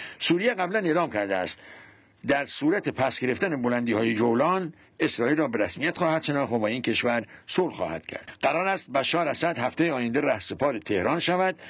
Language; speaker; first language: Persian; non-native, local second language; Central Kurdish